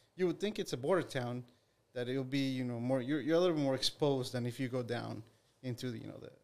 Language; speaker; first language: English; non-native, fluent; Spanish